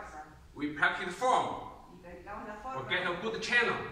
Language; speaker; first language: English; non-native, learner; Chinese